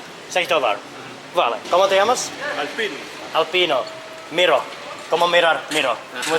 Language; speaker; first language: Spanish; non-native, learner; Finnish